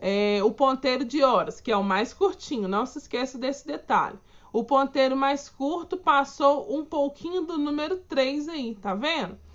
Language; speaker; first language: Portuguese; native; Portuguese